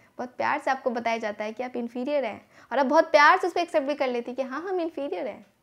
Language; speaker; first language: Hindi; native; Hindi